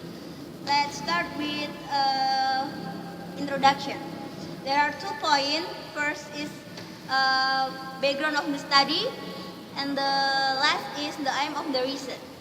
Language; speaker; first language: English; non-native, learner; Indonesian